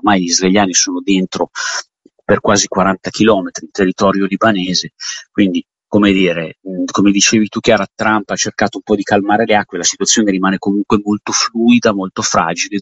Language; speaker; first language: Italian; native; Italian